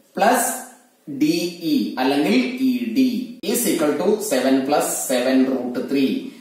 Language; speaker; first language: English; non-native, local second language; Malayalam